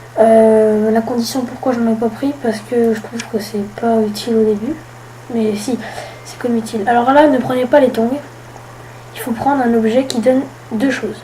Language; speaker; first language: French; native; French